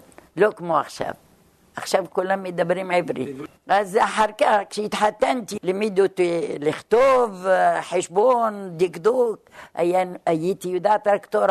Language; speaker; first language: Hebrew; non-native, fluent; Arabic